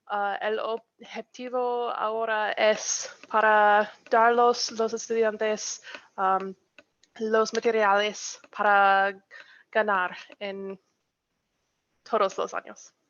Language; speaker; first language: Spanish; non-native, learner; English